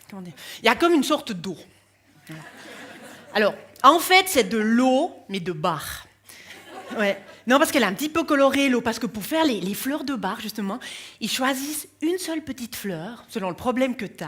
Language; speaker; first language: French; native; French